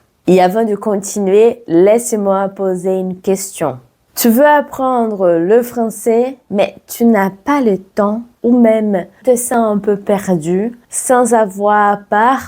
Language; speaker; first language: French; non-native, fluent; Portuguese